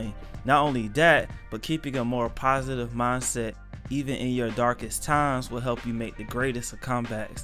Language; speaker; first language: English; native; English